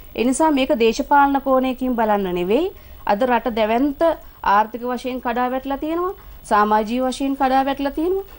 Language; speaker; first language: Sinhala; native; Sinhala